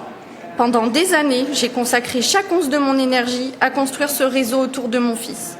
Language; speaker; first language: French; native; French